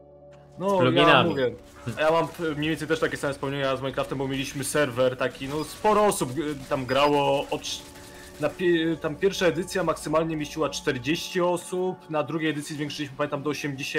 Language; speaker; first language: Polish; native; Polish